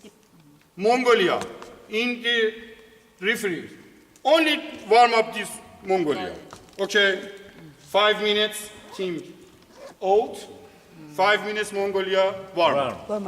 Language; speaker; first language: English; non-native, learner; Persian